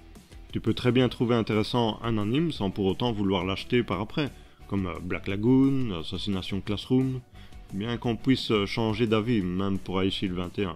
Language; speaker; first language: French; native; French